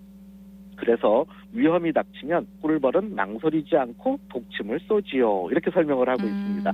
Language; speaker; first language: Korean; native; Korean